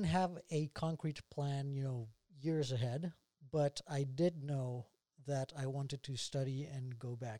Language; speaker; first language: English; non-native, fluent; Spanish